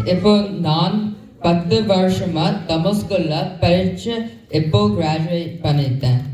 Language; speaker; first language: Tamil; early bilingual, heritage; English